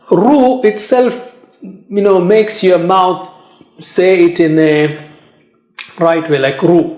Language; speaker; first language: English; non-native, fluent; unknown